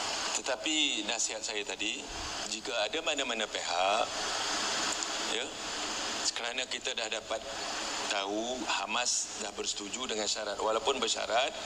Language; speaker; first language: Malay; native; Malay